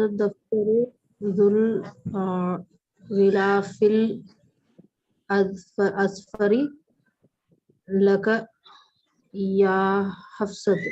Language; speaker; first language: Arabic; non-native, learner; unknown